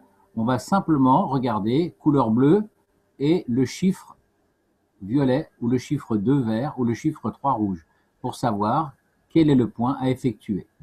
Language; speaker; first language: French; native; French